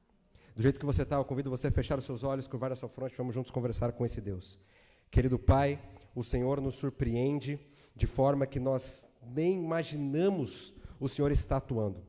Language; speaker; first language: Portuguese; native; Portuguese